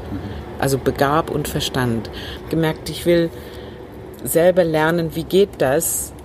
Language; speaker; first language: German; non-native, fluent; English